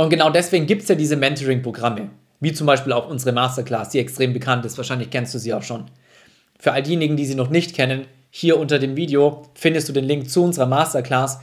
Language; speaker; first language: German; native; German